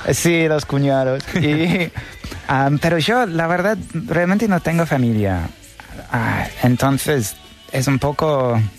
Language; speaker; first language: Spanish; non-native, fluent; English